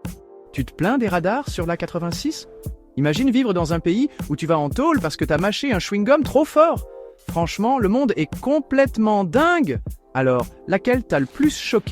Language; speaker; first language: French; native; French